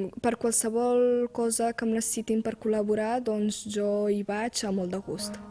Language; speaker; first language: Catalan; early bilingual, other home language; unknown